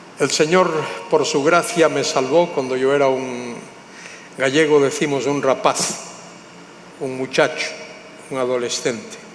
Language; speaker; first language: Spanish; native; Spanish